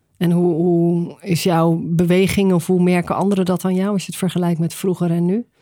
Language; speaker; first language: Dutch; native; Dutch